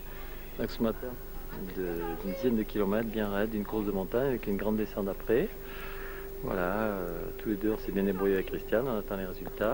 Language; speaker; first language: French; native; French